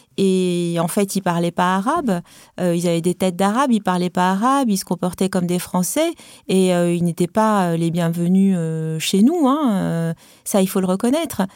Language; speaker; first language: French; non-native, local second language; Arabic